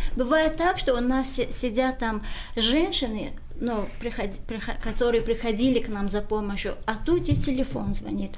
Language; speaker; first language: Russian; non-native, local second language; Tajik